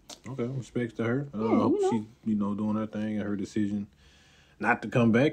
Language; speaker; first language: English; native; English